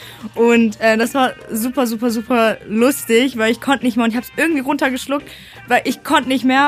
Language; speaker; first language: German; native; German